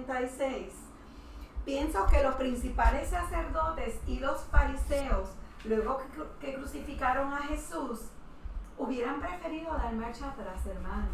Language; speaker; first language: Spanish; native; Spanish